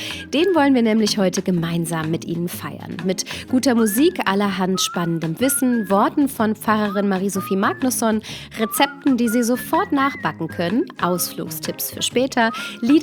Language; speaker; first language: German; native; German